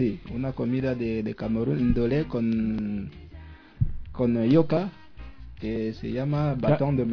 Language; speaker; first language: Spanish; non-native, learner; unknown